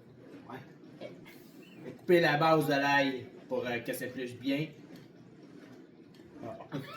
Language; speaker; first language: French; native; French